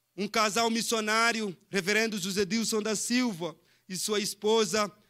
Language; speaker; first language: Portuguese; non-native, fluent; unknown